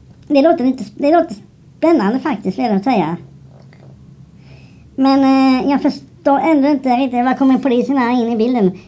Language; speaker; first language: Swedish; native; Swedish